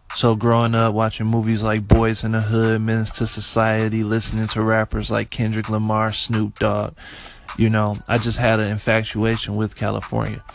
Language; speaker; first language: English; native; English